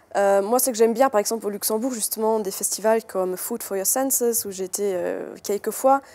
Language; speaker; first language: French; native; French